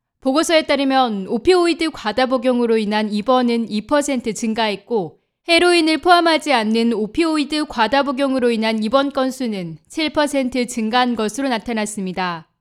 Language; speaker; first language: Korean; native; Korean